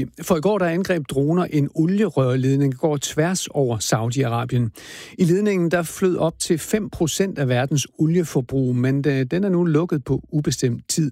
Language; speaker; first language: Danish; native; Danish